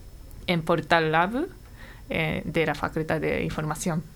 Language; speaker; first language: Spanish; non-native, fluent; Japanese